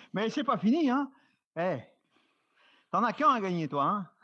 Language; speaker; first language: French; native; French